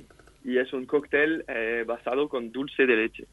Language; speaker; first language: Spanish; non-native, fluent; French